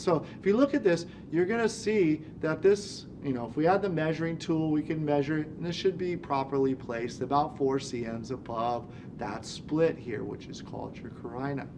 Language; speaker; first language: English; native; English